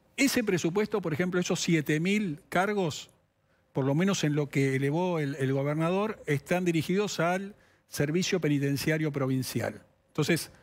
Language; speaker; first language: Spanish; native; Spanish